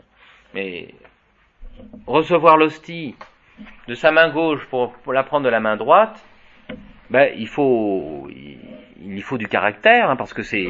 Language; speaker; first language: French; native; French